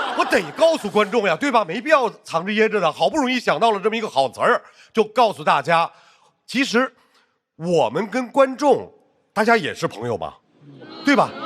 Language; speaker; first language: Chinese; native; Chinese